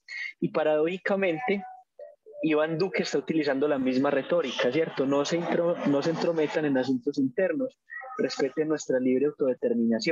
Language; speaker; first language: Spanish; native; Spanish